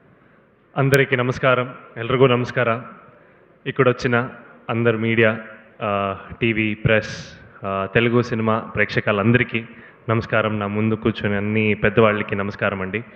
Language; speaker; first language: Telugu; non-native, learner; Kannada